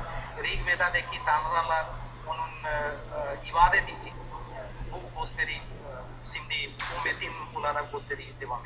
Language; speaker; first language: Turkish; non-native, learner; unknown